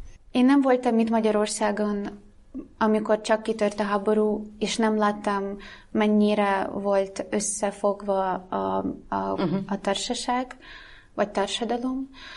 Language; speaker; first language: Hungarian; non-native, fluent; Russian